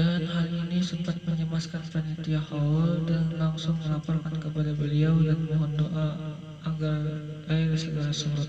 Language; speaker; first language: Indonesian; native; Indonesian